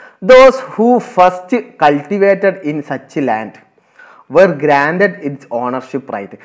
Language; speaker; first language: English; non-native, local second language; Malayalam